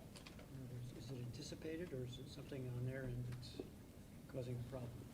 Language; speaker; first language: English; native; English